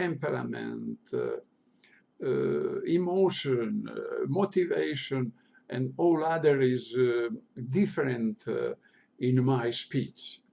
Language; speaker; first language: English; non-native, learner; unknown